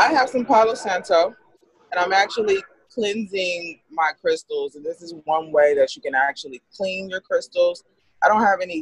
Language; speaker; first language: English; native; English